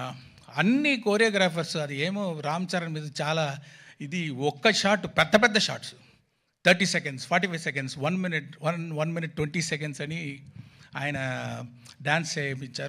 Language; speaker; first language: Telugu; non-native, learner; Tamil